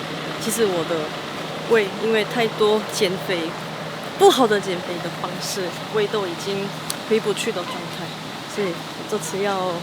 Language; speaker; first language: Chinese; non-native, fluent; Korean